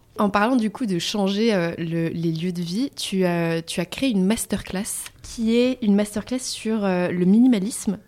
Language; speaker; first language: French; native; French